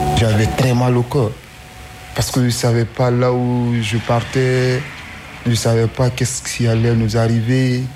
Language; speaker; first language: French; non-native, local second language; Susu